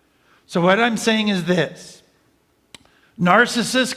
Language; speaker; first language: English; native; English